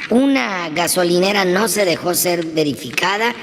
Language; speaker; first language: Spanish; native; Spanish